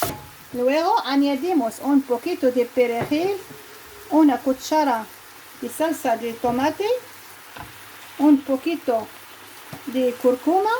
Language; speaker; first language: Spanish; non-native, fluent; Arabic